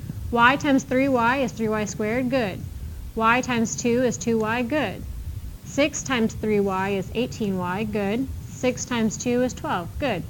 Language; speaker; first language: English; native; English